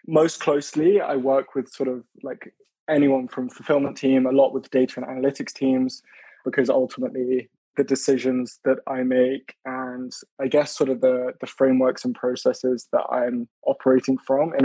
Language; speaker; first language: English; native; English